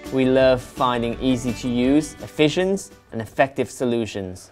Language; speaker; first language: English; non-native, fluent; Thai